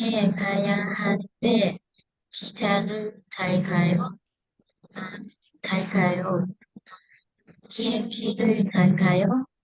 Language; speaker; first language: Korean; non-native, learner; Vietnamese